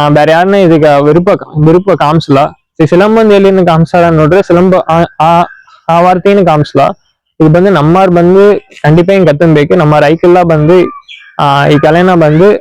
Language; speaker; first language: Tamil; non-native, local second language; Kannada